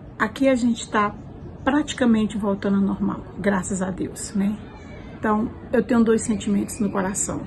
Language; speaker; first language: Portuguese; native; Portuguese